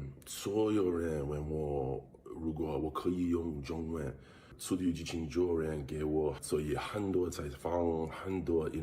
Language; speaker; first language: Chinese; non-native, learner; English